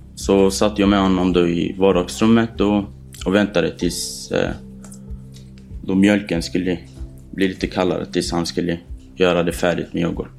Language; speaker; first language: Swedish; non-native, fluent; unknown